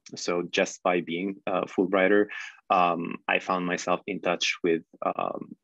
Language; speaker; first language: English; non-native, fluent; Arabic